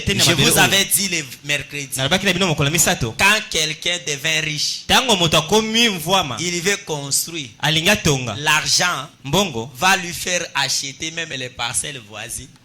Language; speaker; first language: Haitian Creole; non-native, local second language; Lingala